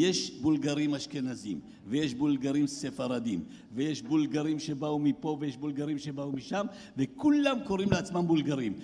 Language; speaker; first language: Hebrew; native; Hebrew